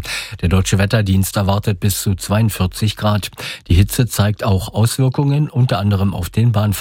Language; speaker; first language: German; native; German